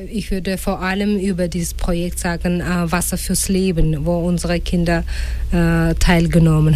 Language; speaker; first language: German; non-native, fluent; Russian